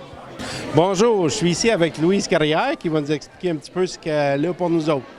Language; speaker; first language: French; native; French